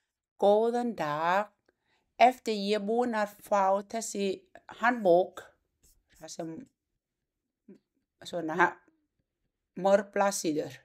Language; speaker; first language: Icelandic; non-native, learner; Thai